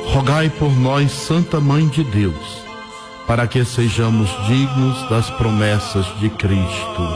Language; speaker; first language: Portuguese; native; Portuguese